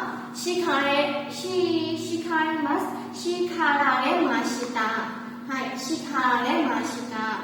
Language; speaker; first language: Japanese; non-native, learner; Burmese